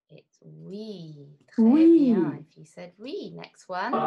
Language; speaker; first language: French; non-native, fluent; English